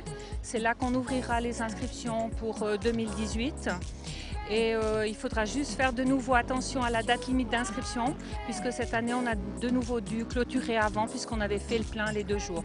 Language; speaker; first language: French; native; French